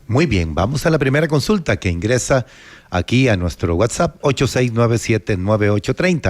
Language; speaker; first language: Spanish; native; Spanish